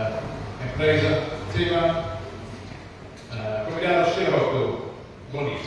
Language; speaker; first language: Portuguese; non-native, local second language; Tetum